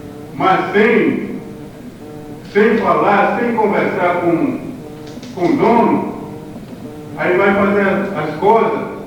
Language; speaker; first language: Portuguese; non-native, local second language; Kayapó